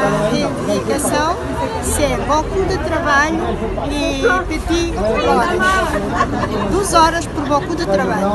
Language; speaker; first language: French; non-native, learner; Portuguese